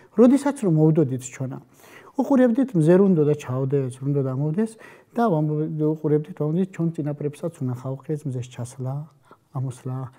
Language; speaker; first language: Georgian; early bilingual, heritage; Georgian